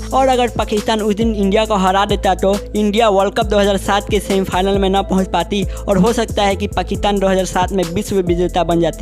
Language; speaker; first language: Hindi; native; Hindi